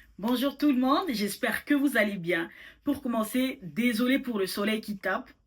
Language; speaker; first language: French; non-native, local second language; Lingala